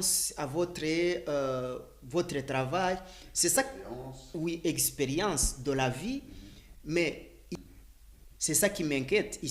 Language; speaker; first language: French; non-native, learner; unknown